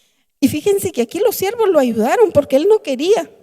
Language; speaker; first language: Spanish; native; Spanish